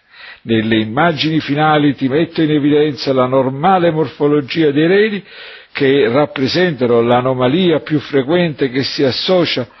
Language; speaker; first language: Italian; native; Italian